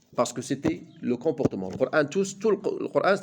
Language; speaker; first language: French; non-native, local second language; Arabic